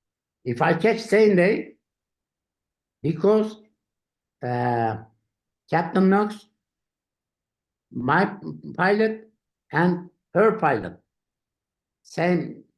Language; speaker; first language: English; non-native, learner; Turkish